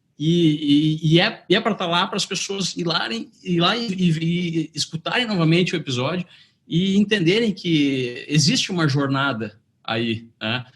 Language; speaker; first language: Portuguese; native; Portuguese